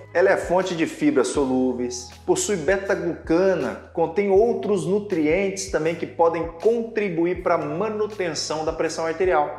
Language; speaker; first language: Portuguese; native; Portuguese